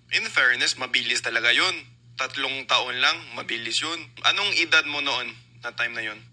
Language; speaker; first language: Filipino; non-native, fluent; English